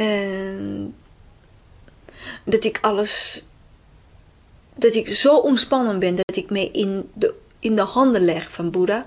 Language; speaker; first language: Dutch; non-native, fluent; Chinese